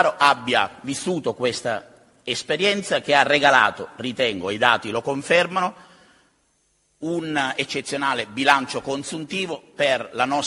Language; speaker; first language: Italian; native; Italian